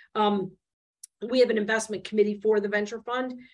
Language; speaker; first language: English; native; English